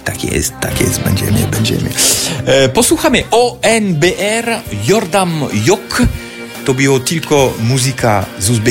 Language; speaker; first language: Polish; non-native, fluent; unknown